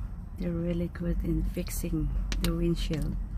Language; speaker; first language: English; non-native, local second language; Filipino